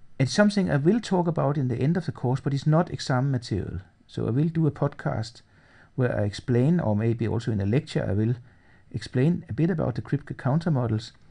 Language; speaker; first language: English; non-native, fluent; Danish